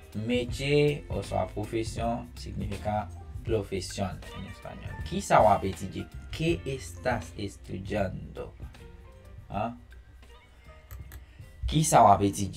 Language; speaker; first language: Spanish; non-native, fluent; Haitian Creole